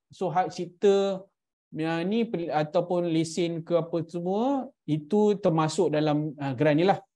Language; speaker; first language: Malay; native; Malay